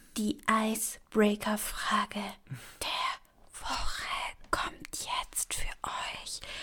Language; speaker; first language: German; native; German